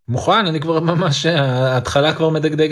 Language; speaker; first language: Hebrew; native; Hebrew